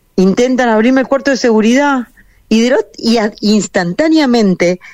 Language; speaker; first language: Spanish; native; Spanish